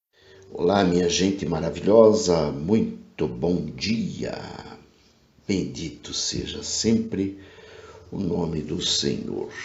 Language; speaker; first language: Portuguese; native; Portuguese